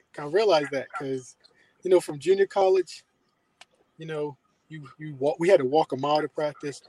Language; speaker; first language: English; native; English